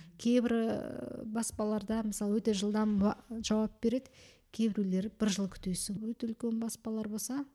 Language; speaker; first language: Kazakh; early bilingual, heritage; Kazakh